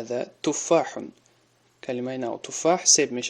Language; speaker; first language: Arabic; non-native, fluent; Tajik